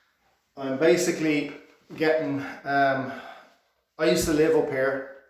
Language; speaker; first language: English; native; English